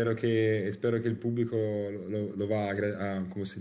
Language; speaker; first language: Spanish; non-native, learner; Italian